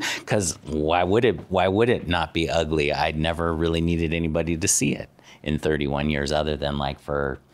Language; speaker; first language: English; native; English